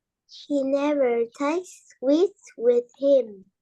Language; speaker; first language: English; non-native, learner; Vietnamese